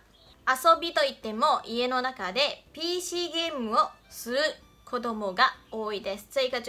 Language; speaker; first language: Japanese; non-native, fluent; Chinese